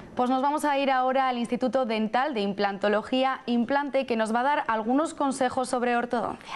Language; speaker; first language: Spanish; native; Spanish